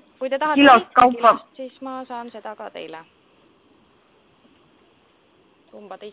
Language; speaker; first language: Estonian; native; Estonian